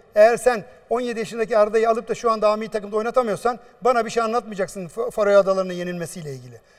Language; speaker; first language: Turkish; native; Turkish